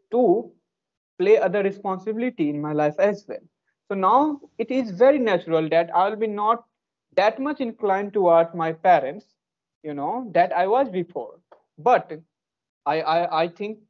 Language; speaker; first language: English; non-native, local second language; Hindi